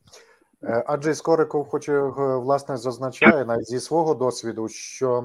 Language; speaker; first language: Polish; non-native, learner; Ukrainian